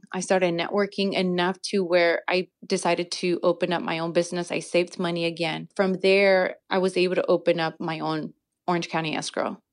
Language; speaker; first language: English; native; English